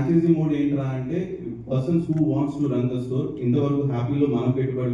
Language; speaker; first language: Telugu; native; Telugu